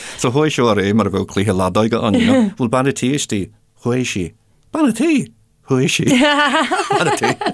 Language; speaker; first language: Irish; non-native, local second language; English